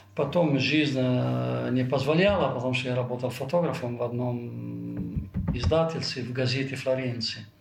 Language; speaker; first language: Russian; non-native, fluent; Italian